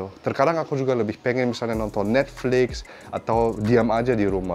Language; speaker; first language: Indonesian; native; Indonesian